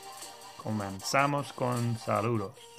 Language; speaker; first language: Spanish; non-native, learner; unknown